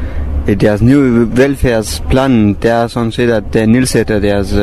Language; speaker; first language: Danish; non-native, fluent; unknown